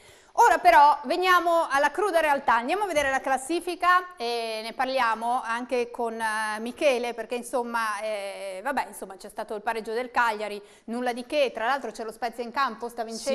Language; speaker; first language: Italian; native; Italian